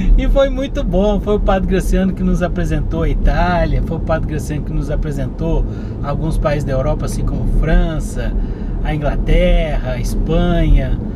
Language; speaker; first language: Portuguese; native; Portuguese